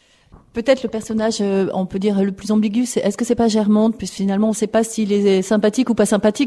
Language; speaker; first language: French; native; French